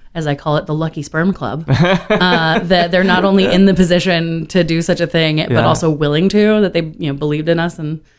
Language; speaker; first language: English; native; English